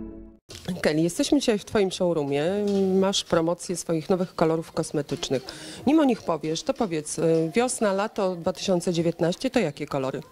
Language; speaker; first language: Polish; native; Polish